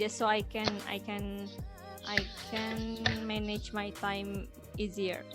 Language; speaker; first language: English; non-native, fluent; Indonesian